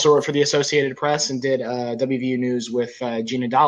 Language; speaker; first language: English; native; English